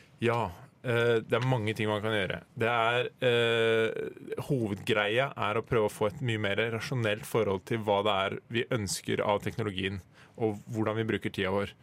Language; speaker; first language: Norwegian; native; Norwegian